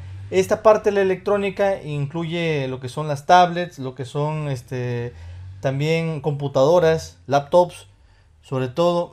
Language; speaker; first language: Spanish; native; Spanish